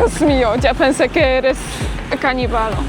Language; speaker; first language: Spanish; non-native, fluent; Polish